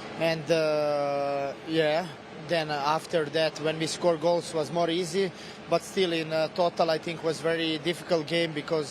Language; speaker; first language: English; non-native, fluent; Serbian